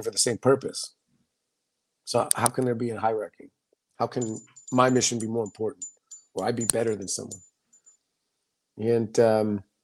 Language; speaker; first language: English; native; English